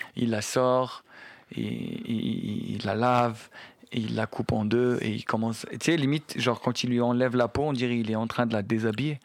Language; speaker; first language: French; non-native, local second language; Arabic